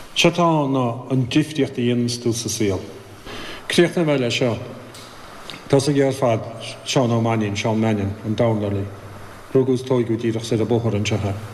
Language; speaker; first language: Irish; native; Irish